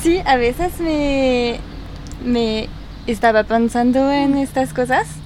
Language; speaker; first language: Spanish; non-native, learner; French